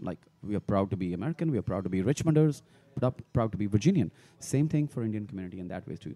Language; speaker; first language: English; non-native, local second language; Punjabi